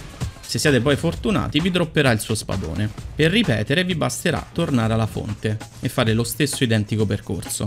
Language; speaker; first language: Italian; native; Italian